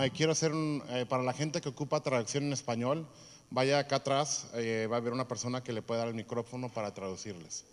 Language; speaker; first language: Spanish; early bilingual, heritage; Spanish